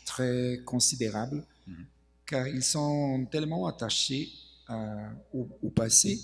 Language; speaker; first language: French; non-native, fluent; Portuguese